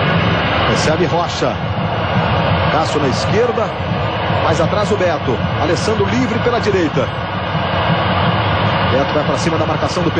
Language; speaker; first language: Portuguese; native; Portuguese